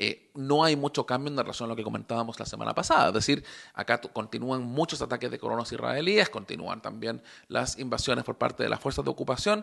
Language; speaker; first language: Spanish; native; Spanish